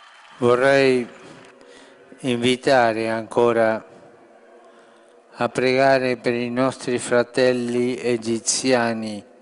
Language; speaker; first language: Italian; non-native, fluent; Spanish